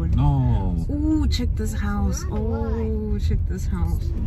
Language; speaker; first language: English; non-native, local second language; Zulu